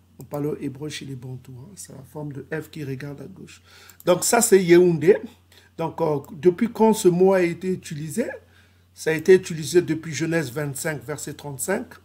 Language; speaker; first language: French; non-native, local second language; Kongo